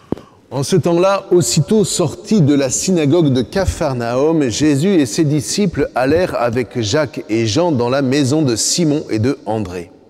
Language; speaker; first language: French; native; French